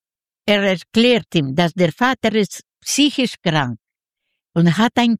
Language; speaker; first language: German; non-native, fluent; Yiddish